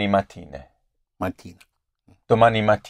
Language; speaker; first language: Italian; non-native, learner; English